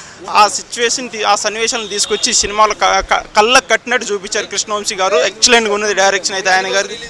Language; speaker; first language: Telugu; native; Telugu